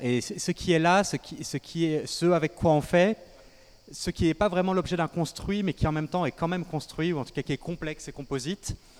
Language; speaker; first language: French; native; French